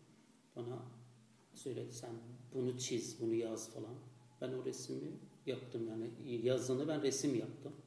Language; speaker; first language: Turkish; non-native, fluent; Azerbaijani